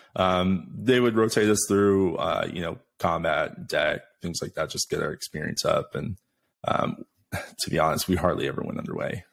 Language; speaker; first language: English; native; English